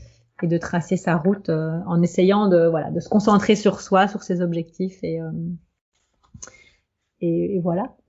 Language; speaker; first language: French; native; French